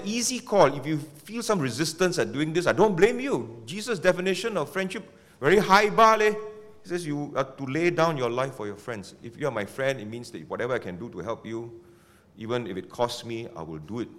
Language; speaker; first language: English; non-native, local second language; Min Nan Chinese